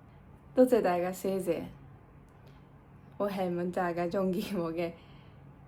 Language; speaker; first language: Cantonese; non-native, learner; Japanese